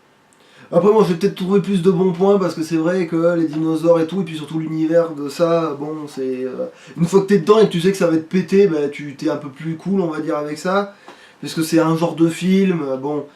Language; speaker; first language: French; native; French